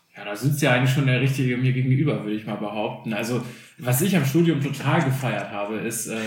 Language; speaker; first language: German; early bilingual, other home language; Albanian